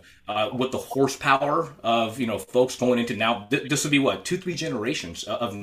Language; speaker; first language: English; native; English